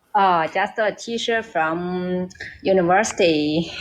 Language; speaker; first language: English; non-native, learner; Chinese